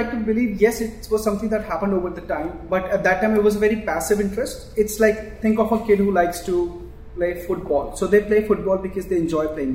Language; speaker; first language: English; non-native, local second language; Hindi